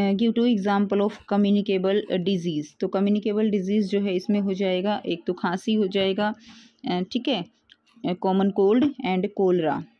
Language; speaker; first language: Hindi; native; Hindi